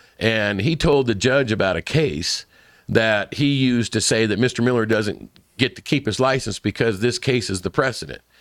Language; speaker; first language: English; native; English